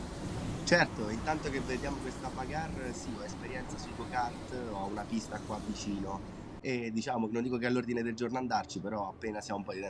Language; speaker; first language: Italian; native; Italian